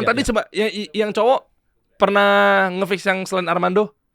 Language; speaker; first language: Indonesian; native; Indonesian